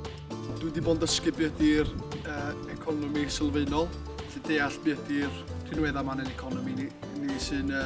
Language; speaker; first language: Welsh; native; Welsh